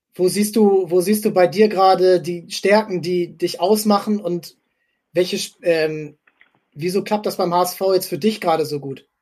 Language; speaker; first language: German; native; German